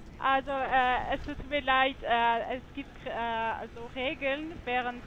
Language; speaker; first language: German; non-native, fluent; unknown